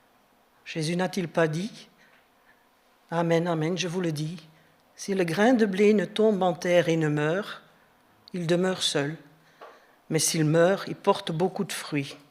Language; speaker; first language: French; native; French